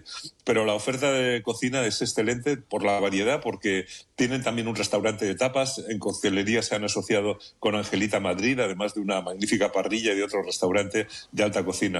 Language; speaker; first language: Spanish; native; Spanish